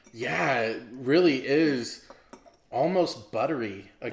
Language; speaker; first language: English; native; English